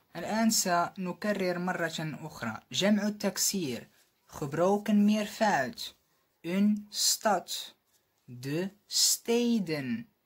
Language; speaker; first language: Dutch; non-native, fluent; Arabic